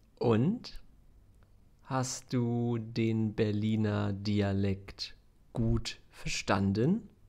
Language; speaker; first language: German; native; German